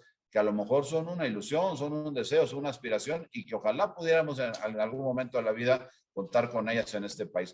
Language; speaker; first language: Spanish; native; Spanish